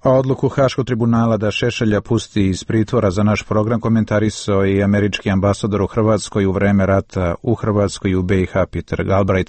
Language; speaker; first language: Croatian; native; Croatian